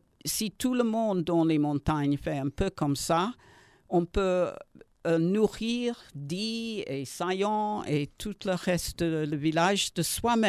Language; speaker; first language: French; non-native, learner; English